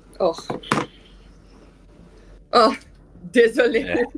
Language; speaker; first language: French; non-native, learner; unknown